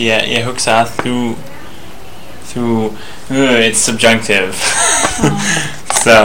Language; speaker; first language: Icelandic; non-native, learner; English